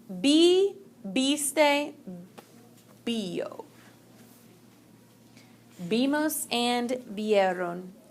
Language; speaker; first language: Spanish; non-native, fluent; English